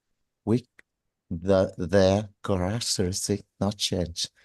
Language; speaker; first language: English; non-native, learner; Vietnamese